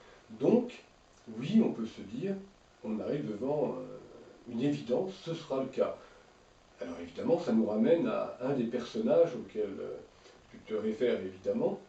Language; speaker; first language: French; native; French